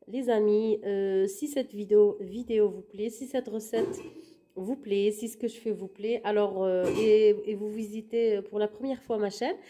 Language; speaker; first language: French; non-native, local second language; Arabic